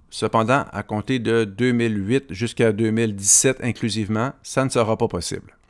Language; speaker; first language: French; native; French